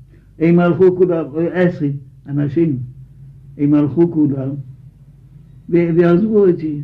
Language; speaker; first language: Hebrew; non-native, fluent; Yiddish